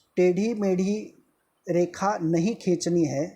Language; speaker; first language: Hindi; non-native, local second language; Marathi